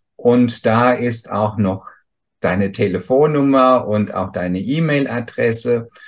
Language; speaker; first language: German; native; German